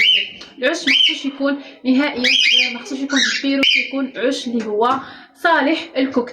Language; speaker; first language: Arabic; native; Arabic